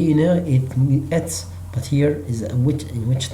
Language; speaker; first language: English; non-native, learner; Arabic